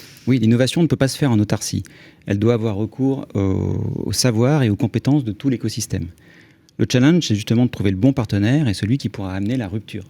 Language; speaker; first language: French; native; French